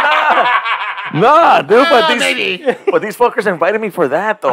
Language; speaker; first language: English; early bilingual, other home language; Spanish